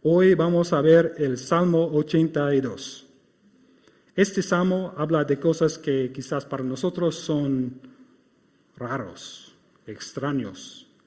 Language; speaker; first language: Spanish; non-native, fluent; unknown